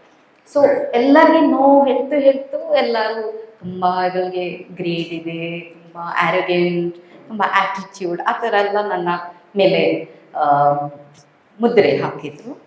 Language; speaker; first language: Kannada; non-native, local second language; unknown